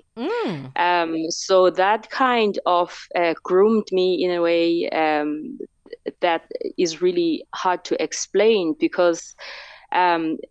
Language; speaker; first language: English; non-native, local second language; Xhosa